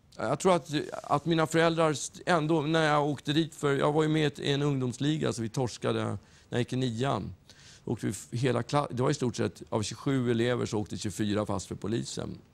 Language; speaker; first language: Swedish; native; Swedish